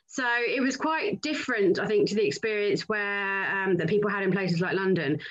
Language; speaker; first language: English; native; English